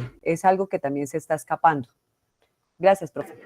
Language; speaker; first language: Spanish; native; Spanish